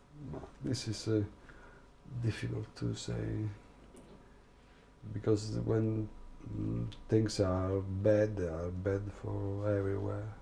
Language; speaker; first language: English; non-native, learner; Italian